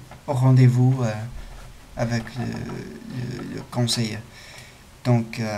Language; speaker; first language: French; non-native, learner; English